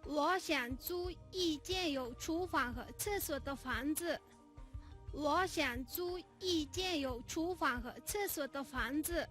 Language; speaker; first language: Chinese; non-native, fluent; Mongolian